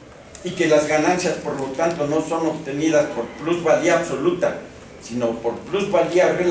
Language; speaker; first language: Spanish; native; Spanish